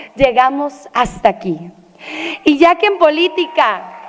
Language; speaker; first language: Spanish; native; Spanish